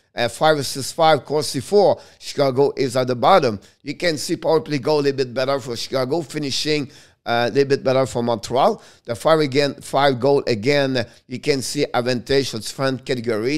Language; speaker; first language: English; non-native, fluent; French